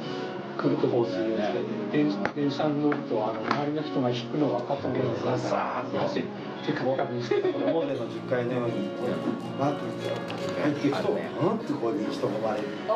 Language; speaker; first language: Japanese; native; Japanese